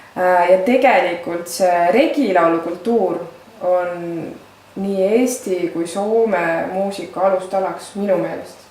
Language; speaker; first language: Estonian; native; Estonian